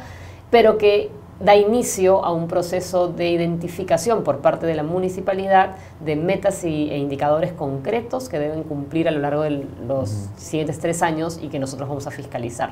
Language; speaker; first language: Spanish; native; Spanish